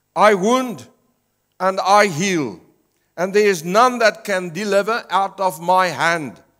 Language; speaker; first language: English; non-native, local second language; Afrikaans